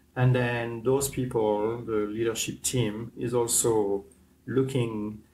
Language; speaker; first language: English; non-native, fluent; French